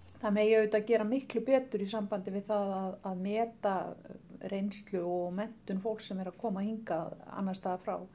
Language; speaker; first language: Icelandic; native; Icelandic